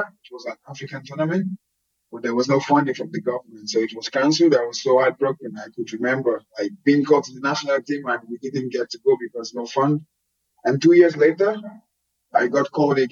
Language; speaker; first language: English; non-native, local second language; Yoruba